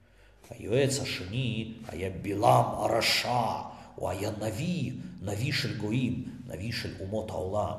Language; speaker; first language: Hebrew; non-native, fluent; Russian